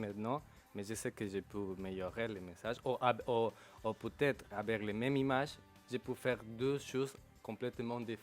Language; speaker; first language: French; non-native, local second language; Spanish